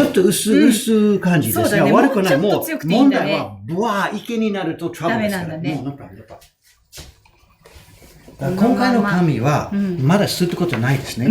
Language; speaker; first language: Japanese; non-native, fluent; English